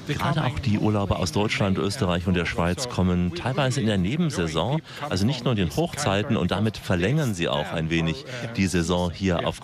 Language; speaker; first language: German; native; German